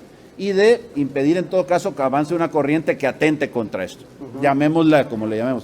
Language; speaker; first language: Spanish; native; Spanish